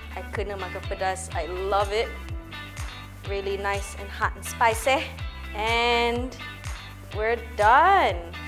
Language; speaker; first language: English; non-native, local second language; Malay